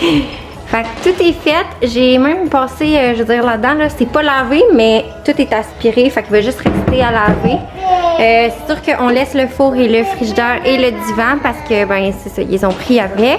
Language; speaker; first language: French; native; French